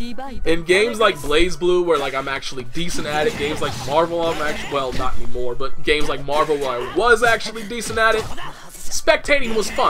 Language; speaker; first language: English; native; English